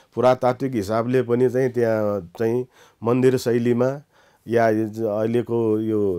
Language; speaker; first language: Nepali; non-native, local second language; Newari